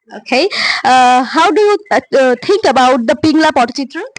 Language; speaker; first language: English; non-native, learner; Bangla